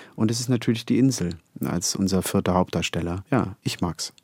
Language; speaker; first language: German; native; German